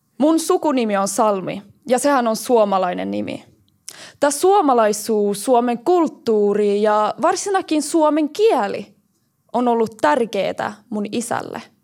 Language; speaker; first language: Finnish; early bilingual, heritage; Finnish